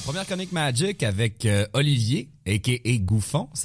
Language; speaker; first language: French; native; French